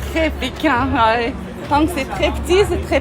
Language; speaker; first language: French; non-native, fluent; Arabic